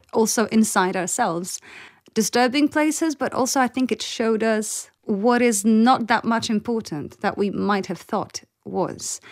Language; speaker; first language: English; non-native, fluent; Polish